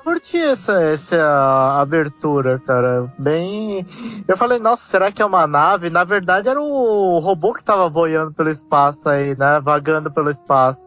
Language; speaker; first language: Portuguese; native; Portuguese